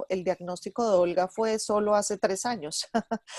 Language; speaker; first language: Spanish; native; Spanish